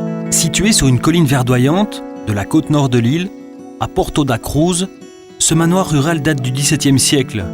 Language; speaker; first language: French; native; French